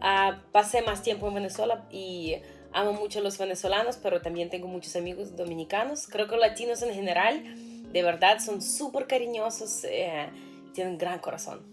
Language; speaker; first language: Spanish; non-native, fluent; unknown